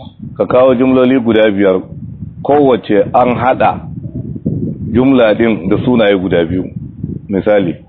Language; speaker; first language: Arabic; non-native, fluent; Hausa